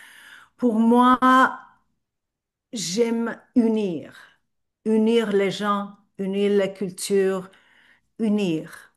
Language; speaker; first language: French; non-native, fluent; Turkish